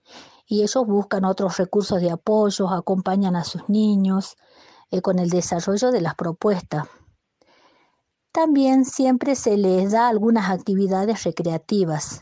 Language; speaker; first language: Spanish; native; Spanish